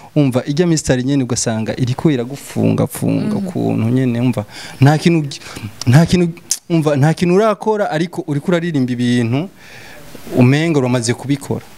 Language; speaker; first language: Rundi; native; Rundi